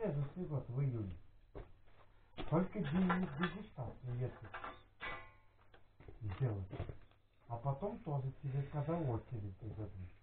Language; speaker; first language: Russian; native; Russian